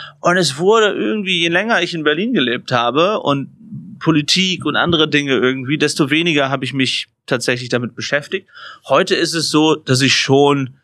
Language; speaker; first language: German; native; German